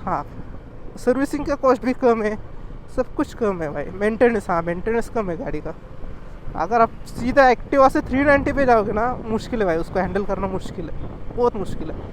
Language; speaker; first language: Hindi; non-native, local second language; Marathi